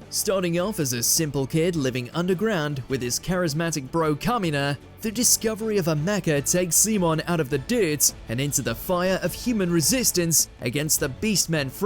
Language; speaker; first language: English; native; English